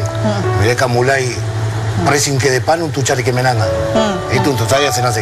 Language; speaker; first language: Indonesian; non-native, fluent; Spanish